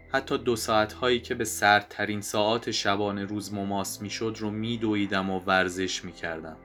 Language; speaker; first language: Persian; native; Persian